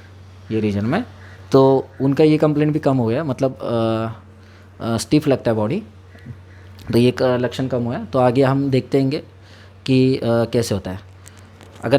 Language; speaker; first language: Hindi; non-native, local second language; Marathi